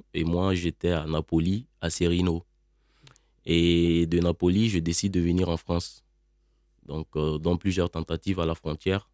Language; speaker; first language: French; non-native, local second language; Bambara